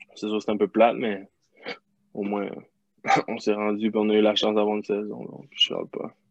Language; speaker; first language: French; native; French